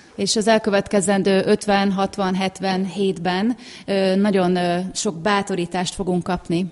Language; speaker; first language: Hungarian; native; Hungarian